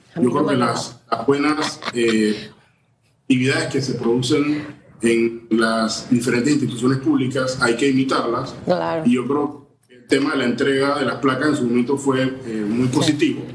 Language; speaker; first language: Spanish; native; Spanish